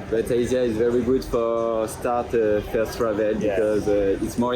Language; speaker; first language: English; non-native, learner; French